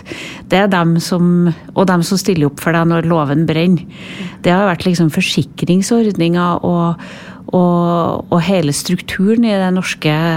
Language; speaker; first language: Norwegian; native; Norwegian